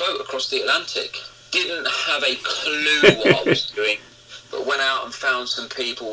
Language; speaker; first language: English; native; English